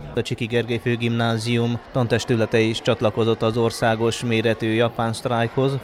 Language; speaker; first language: Hungarian; native; Hungarian